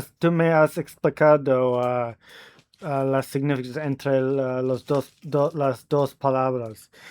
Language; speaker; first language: Spanish; non-native, learner; English